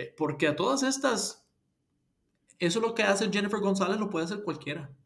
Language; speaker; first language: Spanish; early bilingual, heritage; Spanish